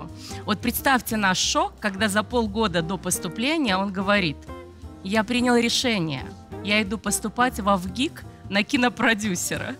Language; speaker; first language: Russian; native; Russian